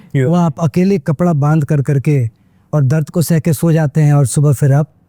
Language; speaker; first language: Hindi; native; Hindi